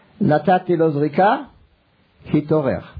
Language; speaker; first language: Hebrew; non-native, fluent; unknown